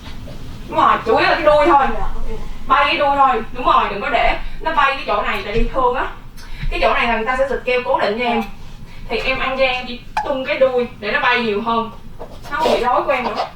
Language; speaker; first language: Vietnamese; native; Vietnamese